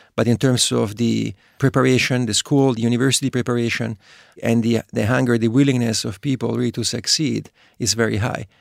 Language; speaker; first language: English; non-native, fluent; Italian